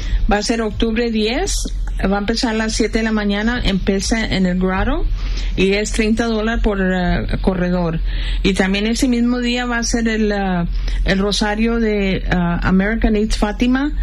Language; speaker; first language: Spanish; early bilingual, heritage; Spanish